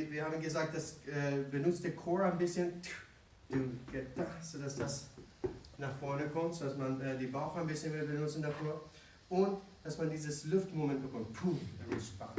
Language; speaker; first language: German; non-native, fluent; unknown